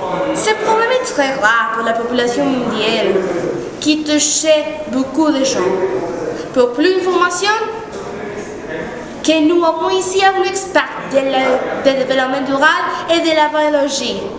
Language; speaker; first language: French; non-native, learner; Spanish